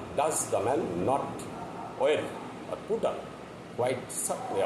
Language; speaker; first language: English; non-native, local second language; Bangla